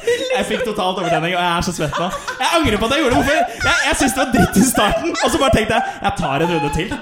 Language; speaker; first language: Norwegian; native; Norwegian